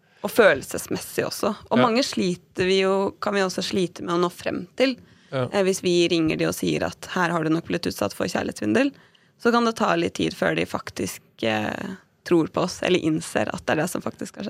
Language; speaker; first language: Norwegian; native; Norwegian